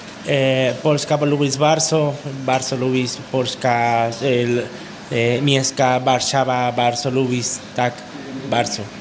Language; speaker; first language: Polish; non-native, learner; Spanish